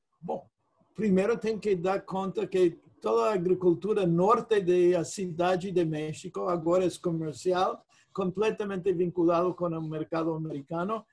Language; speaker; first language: Portuguese; non-native, fluent; English